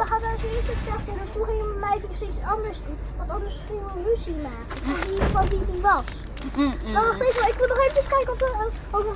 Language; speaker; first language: Dutch; native; Dutch